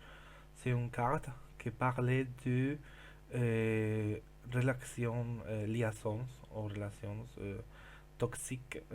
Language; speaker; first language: French; non-native, learner; Spanish